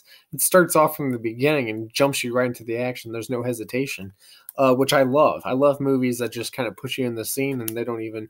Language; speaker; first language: English; native; English